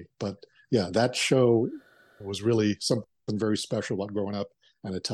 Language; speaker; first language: English; native; English